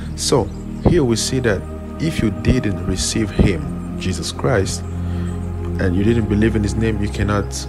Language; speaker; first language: English; non-native, fluent; French